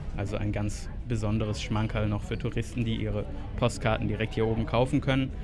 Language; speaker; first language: German; native; German